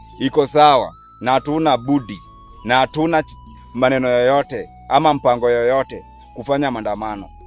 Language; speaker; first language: Swahili; non-native, local second language; Luo (Kenya and Tanzania)